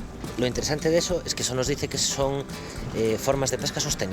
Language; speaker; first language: Spanish; native; Spanish